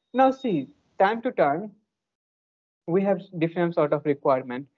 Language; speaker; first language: English; non-native, local second language; Hindi